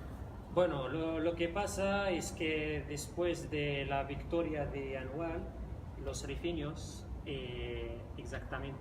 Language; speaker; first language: Spanish; non-native, fluent; Riffian